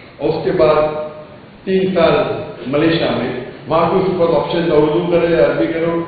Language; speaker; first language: Urdu; non-native, local second language; Konkani